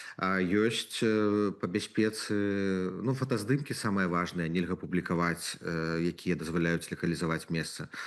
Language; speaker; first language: Belarusian; native; Belarusian